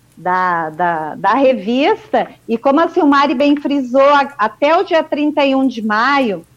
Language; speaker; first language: Portuguese; native; Portuguese